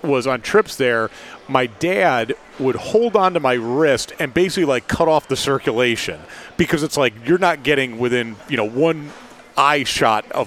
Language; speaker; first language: English; native; English